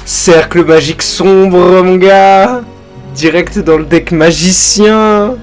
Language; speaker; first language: French; native; French